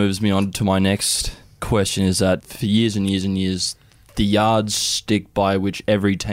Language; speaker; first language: English; native; English